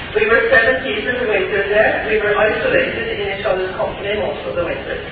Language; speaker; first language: English; non-native, fluent; Norwegian